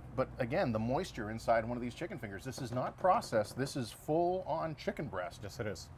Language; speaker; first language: English; native; English